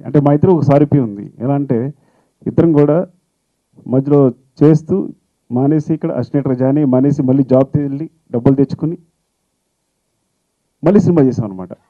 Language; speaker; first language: Telugu; native; Telugu